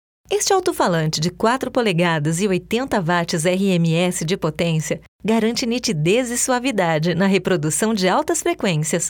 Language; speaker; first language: Portuguese; native; Portuguese